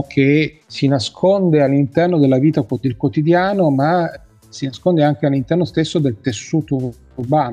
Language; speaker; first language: Italian; native; Italian